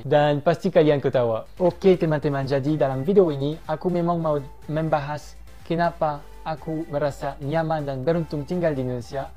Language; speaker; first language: Indonesian; non-native, fluent; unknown